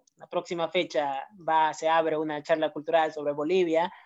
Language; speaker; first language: Spanish; native; Spanish